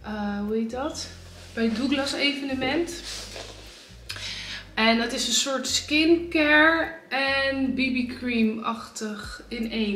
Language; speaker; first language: Dutch; native; Dutch